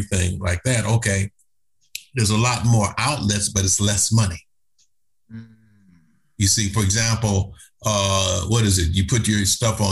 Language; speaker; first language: English; native; English